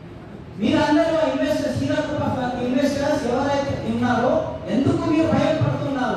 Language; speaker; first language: Telugu; non-native, local second language; Urdu